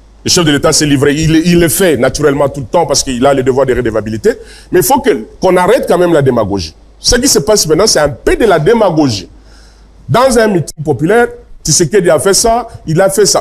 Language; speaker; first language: French; non-native, local second language; Lingala